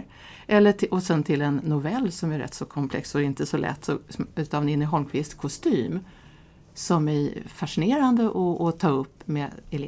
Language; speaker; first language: Swedish; native; Swedish